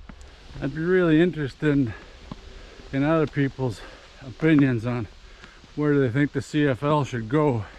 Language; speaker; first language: English; native; English